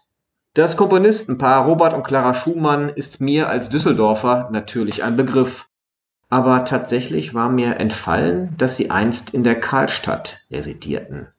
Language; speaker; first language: German; native; German